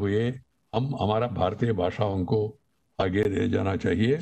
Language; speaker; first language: Hindi; non-native, local second language; Telugu